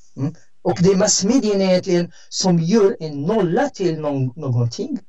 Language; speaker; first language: Swedish; non-native, fluent; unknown